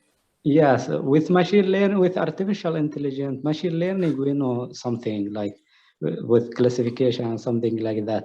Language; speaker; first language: English; non-native, learner; Arabic